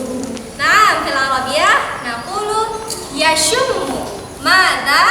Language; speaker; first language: Arabic; non-native, fluent; Indonesian